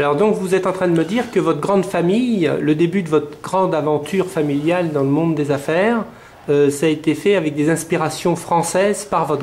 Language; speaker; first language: French; native; French